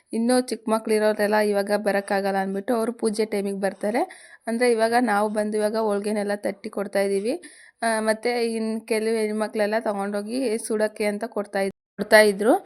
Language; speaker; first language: Kannada; non-native, local second language; Lambadi